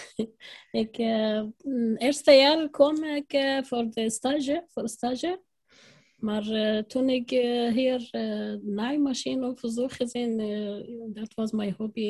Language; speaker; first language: Dutch; non-native, learner; Persian